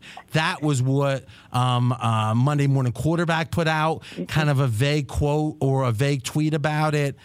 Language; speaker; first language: English; native; English